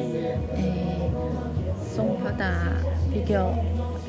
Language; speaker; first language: Korean; non-native, learner; Chinese